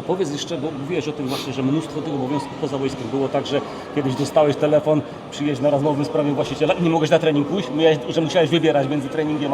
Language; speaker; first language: Polish; native; Polish